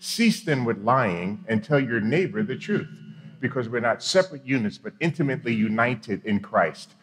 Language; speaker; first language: English; native; English